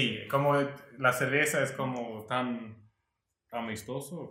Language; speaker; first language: Spanish; non-native, learner; Swedish